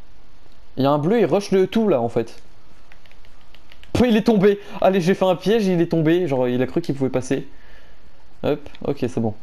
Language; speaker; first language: French; native; French